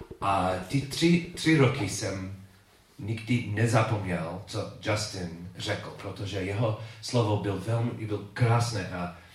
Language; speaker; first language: Czech; non-native, learner; English